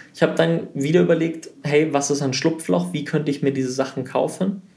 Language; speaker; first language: German; early bilingual, heritage; German